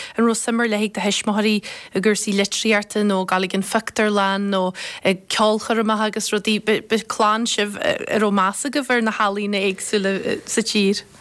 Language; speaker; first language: Irish; native; Irish